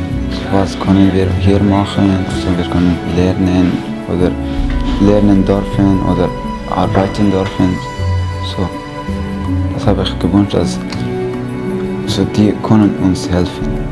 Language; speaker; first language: German; non-native, learner; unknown